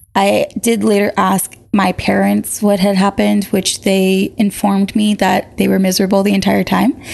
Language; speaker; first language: English; native; English